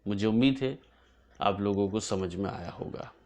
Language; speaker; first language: Hindi; non-native, local second language; Assamese